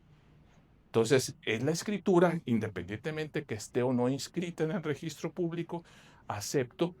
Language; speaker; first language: Spanish; native; Spanish